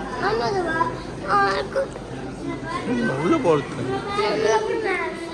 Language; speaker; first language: Italian; non-native, local second language; Filipino